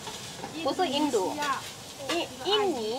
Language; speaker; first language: Chinese; non-native, fluent; Indonesian